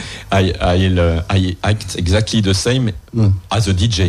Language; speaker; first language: English; non-native, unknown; French